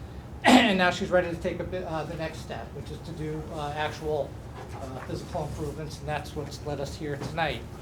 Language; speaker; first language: English; native; English